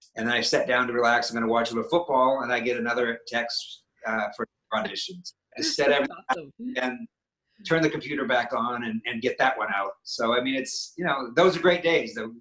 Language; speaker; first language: English; native; English